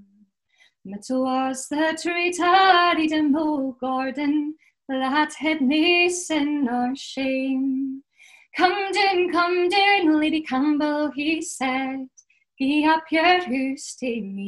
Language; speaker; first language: English; native; English